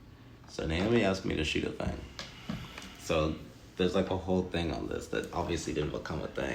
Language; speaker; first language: English; native; English